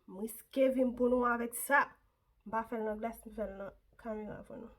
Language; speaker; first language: French; non-native, local second language; Haitian Creole